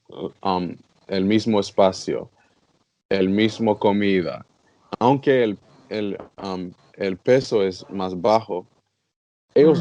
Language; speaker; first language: Spanish; non-native, learner; English